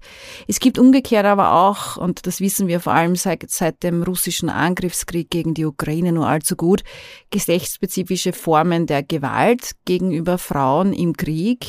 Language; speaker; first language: German; native; German